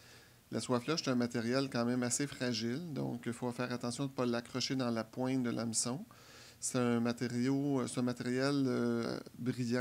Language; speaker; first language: French; native; French